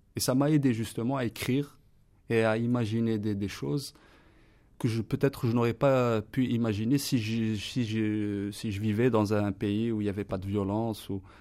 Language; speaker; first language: French; non-native, local second language; Kabyle